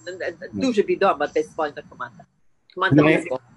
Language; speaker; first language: Ukrainian; early bilingual, heritage; Ukrainian